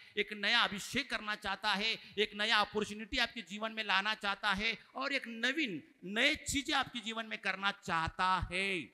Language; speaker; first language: Hindi; non-native, local second language; Marathi